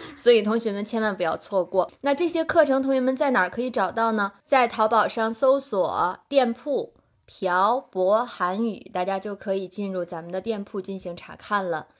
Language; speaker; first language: Chinese; native; Chinese